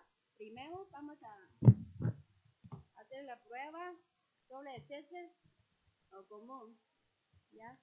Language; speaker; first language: Spanish; non-native, fluent; Chinese